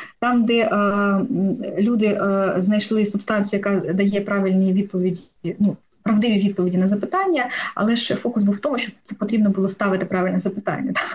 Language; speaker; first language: Ukrainian; non-native, local second language; Russian